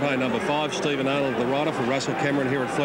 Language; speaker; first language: English; native; English